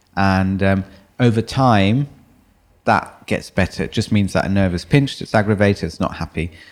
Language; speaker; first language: English; early bilingual, other home language; German